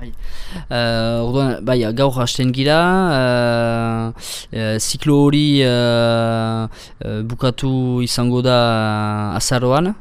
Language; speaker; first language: Basque; non-native, local second language; French